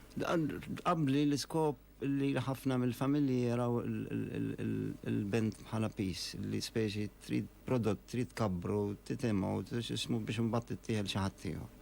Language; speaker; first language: Maltese; non-native, fluent; Arabic